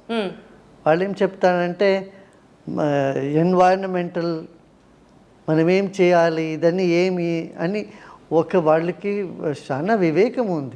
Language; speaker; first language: Telugu; non-native, local second language; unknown